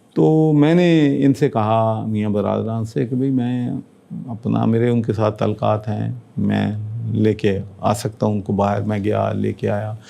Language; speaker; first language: Urdu; non-native, local second language; Punjabi